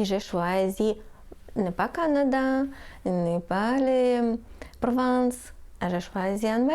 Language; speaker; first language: French; non-native, learner; Ukrainian